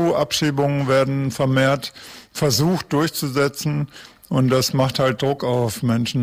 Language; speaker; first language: German; native; German